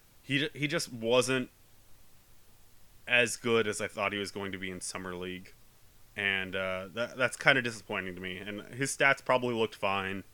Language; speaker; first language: English; native; English